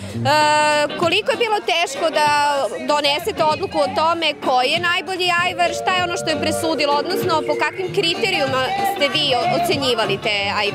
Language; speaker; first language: Serbian; native; Serbian